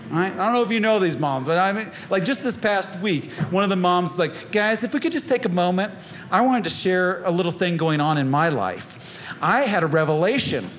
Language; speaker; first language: English; native; English